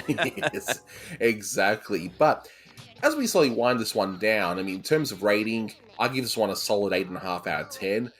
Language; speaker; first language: English; native; English